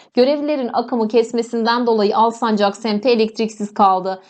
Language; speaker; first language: Turkish; native; Turkish